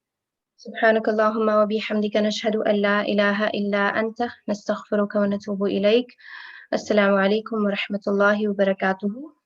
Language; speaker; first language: Arabic; non-native, learner; Urdu